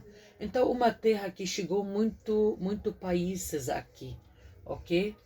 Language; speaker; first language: Portuguese; non-native, fluent; Arabic